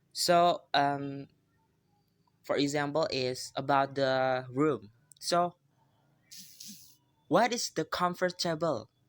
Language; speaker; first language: English; non-native, learner; Indonesian